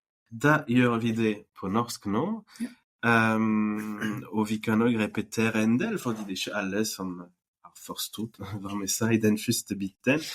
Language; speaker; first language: Norwegian; non-native, fluent; French